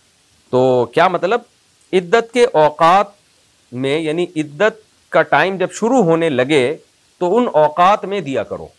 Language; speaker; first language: Urdu; native; Urdu